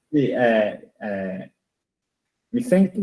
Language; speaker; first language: Italian; non-native, fluent; Portuguese